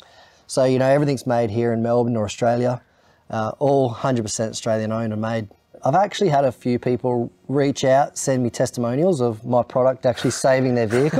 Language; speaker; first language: English; native; English